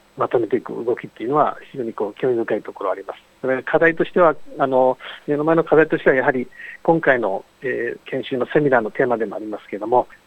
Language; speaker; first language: Japanese; native; Japanese